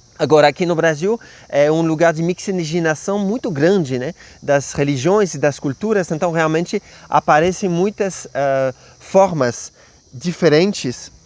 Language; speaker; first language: Portuguese; non-native, fluent; French